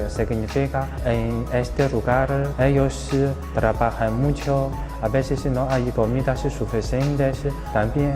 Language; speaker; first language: Spanish; non-native, learner; Chinese